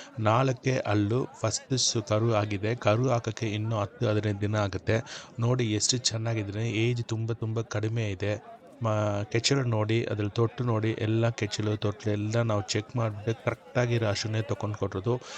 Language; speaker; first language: Kannada; non-native, local second language; Tamil